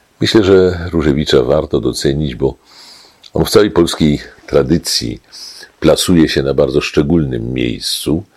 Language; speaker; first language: Polish; native; Polish